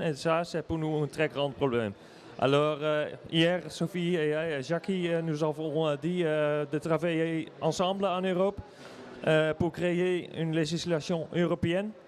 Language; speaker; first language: French; non-native, learner; Dutch